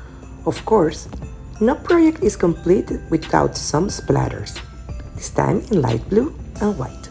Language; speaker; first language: English; non-native, fluent; Spanish